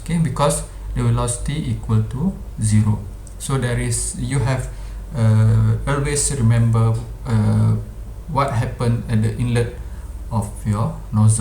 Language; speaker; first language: English; non-native, local second language; Malay